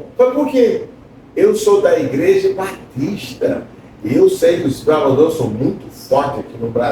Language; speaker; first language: Portuguese; non-native, fluent; English